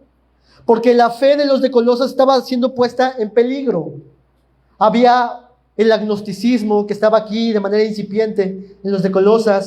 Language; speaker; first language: Spanish; native; Spanish